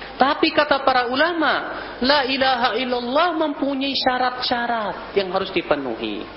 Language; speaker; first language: Indonesian; native; Indonesian